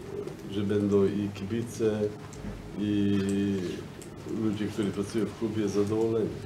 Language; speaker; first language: Polish; non-native, fluent; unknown